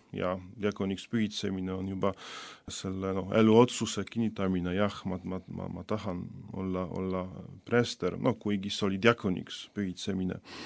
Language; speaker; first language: Estonian; non-native, fluent; Polish